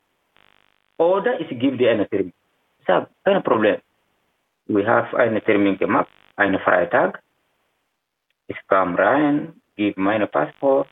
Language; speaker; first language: German; non-native, learner; Fula